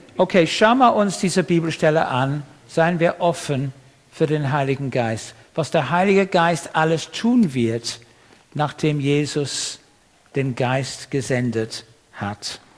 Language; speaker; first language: German; non-native, fluent; English